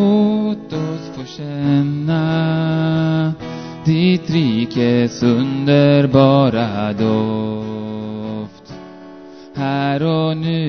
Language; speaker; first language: Swedish; native; Swedish